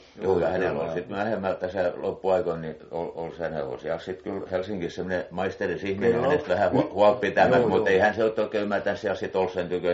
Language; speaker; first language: Finnish; native; Finnish